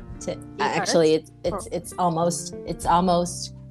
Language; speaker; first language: English; non-native, fluent; Japanese